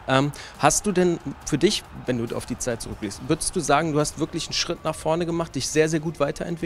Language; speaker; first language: German; native; German